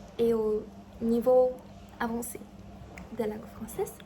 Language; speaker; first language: French; non-native, learner; Chinese